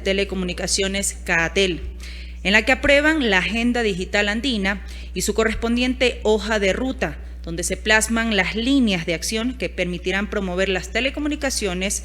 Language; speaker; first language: Spanish; native; Spanish